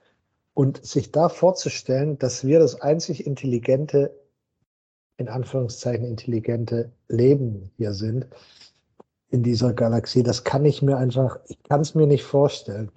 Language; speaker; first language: German; native; German